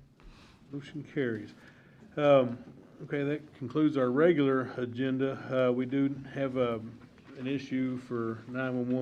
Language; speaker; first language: English; native; English